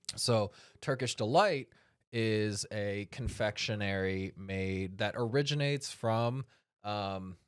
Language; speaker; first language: English; native; English